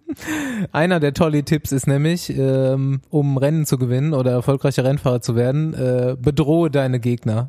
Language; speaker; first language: German; native; German